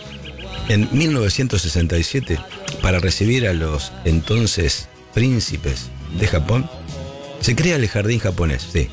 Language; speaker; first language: Spanish; native; Spanish